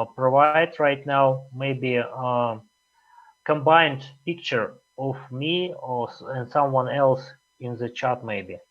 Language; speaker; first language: English; non-native, fluent; Russian